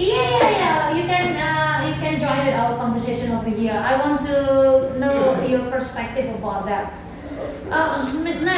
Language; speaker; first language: English; non-native, learner; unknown